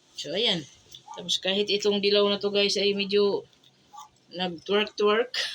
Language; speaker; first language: Filipino; non-native, local second language; Cebuano